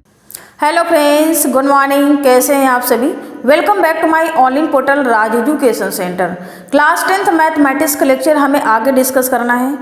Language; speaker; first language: Hindi; native; Hindi